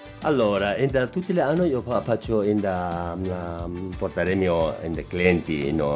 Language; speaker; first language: Italian; non-native, learner; Nepali